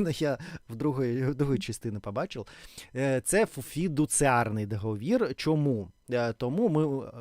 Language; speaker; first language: Ukrainian; non-native, local second language; Russian